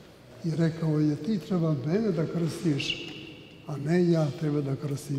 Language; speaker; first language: Serbian; native; Serbian